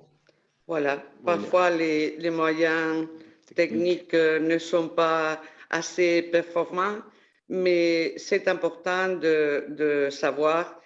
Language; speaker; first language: French; non-native, fluent; Spanish